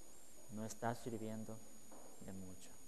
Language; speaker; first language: Spanish; native; Spanish